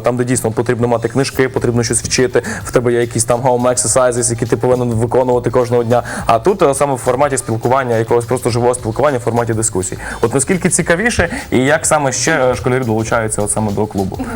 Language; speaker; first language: Ukrainian; native; Ukrainian